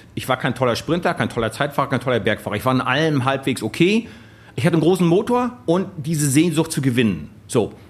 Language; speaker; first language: German; native; German